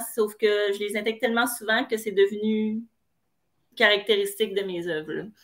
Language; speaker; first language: French; native; French